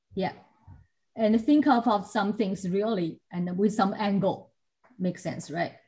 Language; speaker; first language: English; non-native, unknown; Chinese